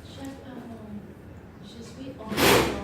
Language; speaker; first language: French; non-native, learner; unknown